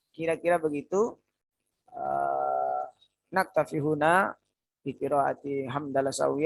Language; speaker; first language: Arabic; non-native, learner; Indonesian